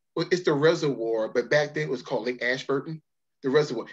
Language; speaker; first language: English; native; English